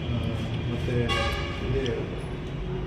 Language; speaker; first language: Kannada; non-native, fluent; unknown